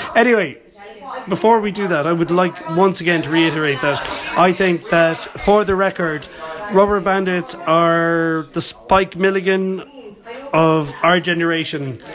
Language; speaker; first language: English; native; English